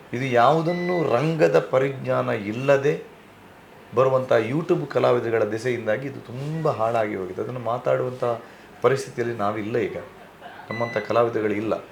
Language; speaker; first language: Kannada; non-native, local second language; Tulu